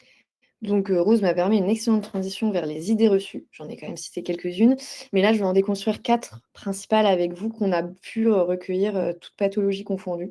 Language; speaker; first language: French; native; French